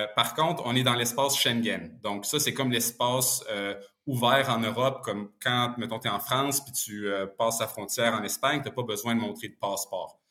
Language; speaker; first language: French; early bilingual, other home language; Bosnian